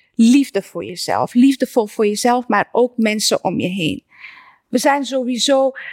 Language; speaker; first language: Dutch; early bilingual, other home language; Persian